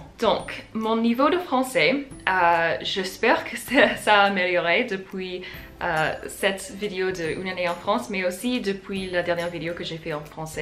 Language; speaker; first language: French; non-native, fluent; English